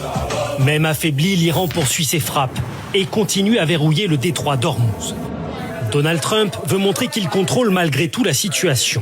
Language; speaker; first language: French; native; French